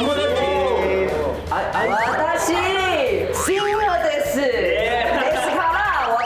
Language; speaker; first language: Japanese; non-native, learner; Chinese